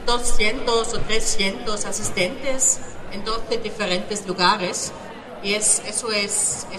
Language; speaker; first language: Spanish; non-native, learner; German